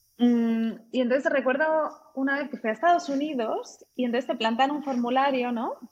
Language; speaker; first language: Spanish; native; Spanish